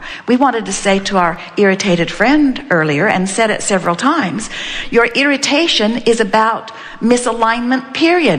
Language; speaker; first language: English; native; English